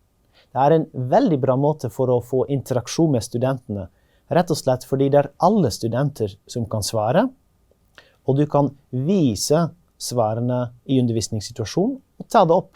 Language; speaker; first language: Norwegian; non-native, fluent; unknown